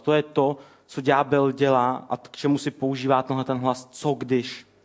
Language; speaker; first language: Czech; native; Czech